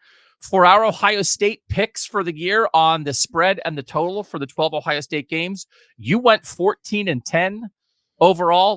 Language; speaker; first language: English; native; English